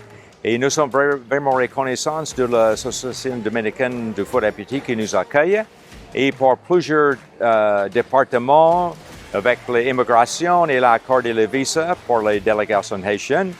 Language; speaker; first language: French; non-native, local second language; Haitian Creole